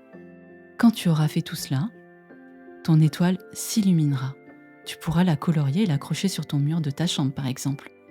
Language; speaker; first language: French; native; French